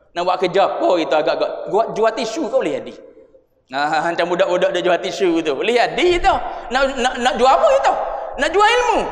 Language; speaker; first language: Malay; native; Malay